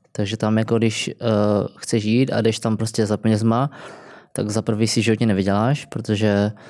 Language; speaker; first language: Czech; native; Czech